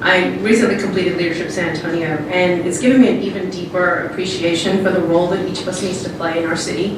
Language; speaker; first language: English; native; English